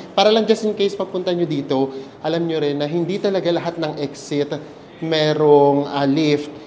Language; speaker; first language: Filipino; native; Filipino